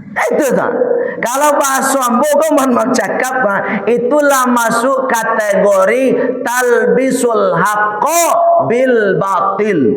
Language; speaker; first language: Malay; non-native, local second language; Minangkabau